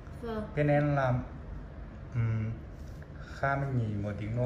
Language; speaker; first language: Vietnamese; non-native, fluent; Chinese